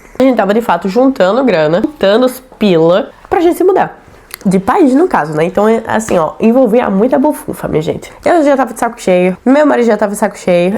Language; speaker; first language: Portuguese; native; Portuguese